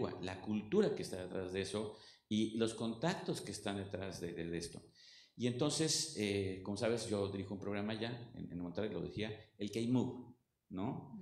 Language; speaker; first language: Spanish; native; Spanish